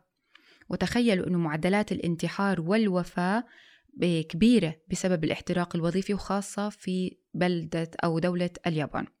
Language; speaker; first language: Arabic; native; Arabic